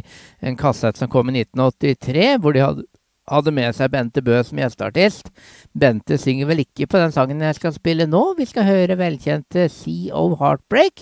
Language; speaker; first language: Norwegian; native; Norwegian